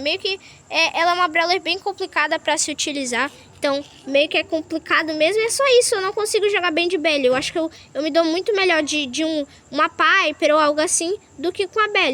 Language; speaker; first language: Portuguese; native; Portuguese